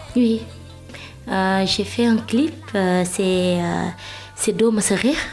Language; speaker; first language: French; non-native, local second language; Wolof